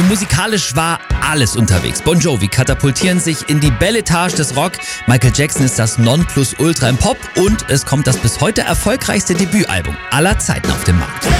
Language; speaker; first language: German; native; German